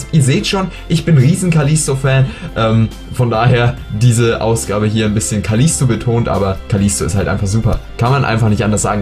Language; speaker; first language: German; native; German